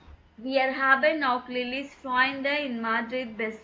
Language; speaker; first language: German; non-native, fluent; Tamil